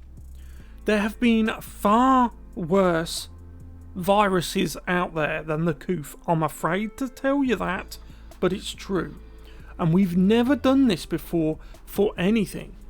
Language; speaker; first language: English; native; English